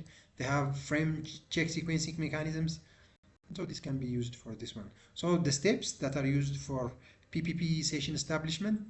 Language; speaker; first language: English; non-native, local second language; Amharic